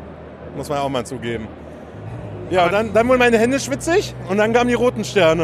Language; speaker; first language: German; native; German